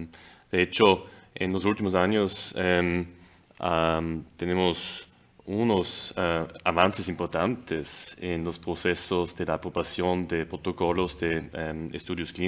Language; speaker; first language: Spanish; non-native, fluent; German